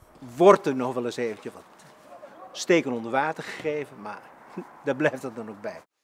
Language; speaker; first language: Dutch; early bilingual, other home language; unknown